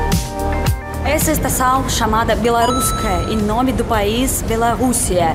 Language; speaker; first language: Portuguese; non-native, learner; Russian